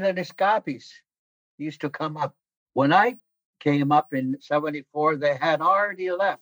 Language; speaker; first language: English; non-native, fluent; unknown